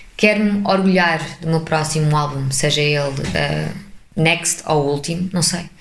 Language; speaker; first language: Portuguese; early bilingual, heritage; English